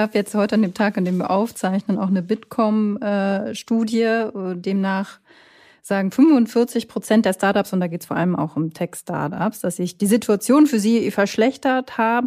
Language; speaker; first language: German; native; German